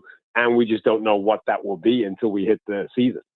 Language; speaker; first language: English; native; English